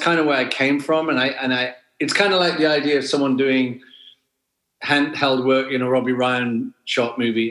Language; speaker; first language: English; native; English